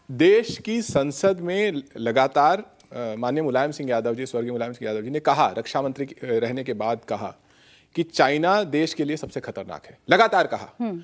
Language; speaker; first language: Hindi; native; Hindi